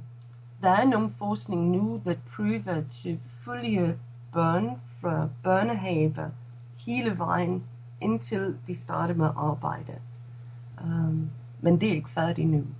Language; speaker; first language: Danish; non-native, fluent; English